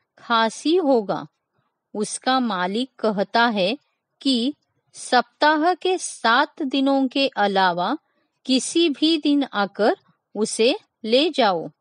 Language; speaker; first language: Hindi; non-native, local second language; Kannada